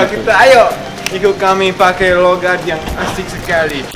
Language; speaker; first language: Indonesian; early bilingual, other home language; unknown